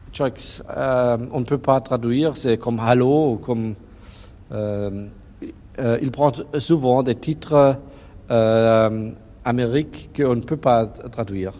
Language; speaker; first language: French; non-native, learner; German